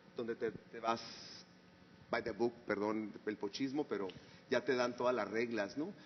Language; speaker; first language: Spanish; native; Spanish